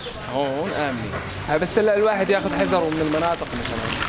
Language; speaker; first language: Arabic; native; Arabic